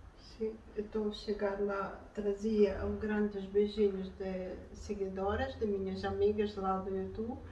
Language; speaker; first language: Portuguese; non-native, learner; Ukrainian